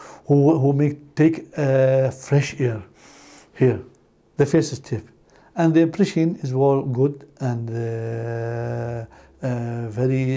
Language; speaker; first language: English; non-native, learner; Arabic